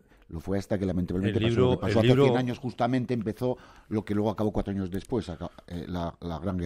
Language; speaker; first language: Spanish; native; Spanish